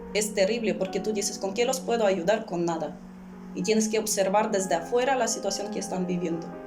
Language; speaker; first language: Spanish; early bilingual, other home language; Russian